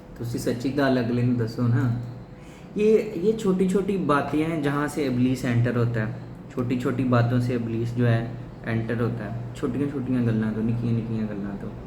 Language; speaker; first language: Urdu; non-native, local second language; Punjabi